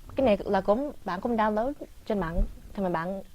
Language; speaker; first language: Vietnamese; early bilingual, other home language; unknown